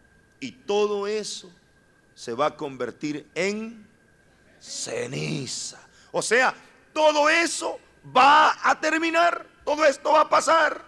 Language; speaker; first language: Spanish; native; Spanish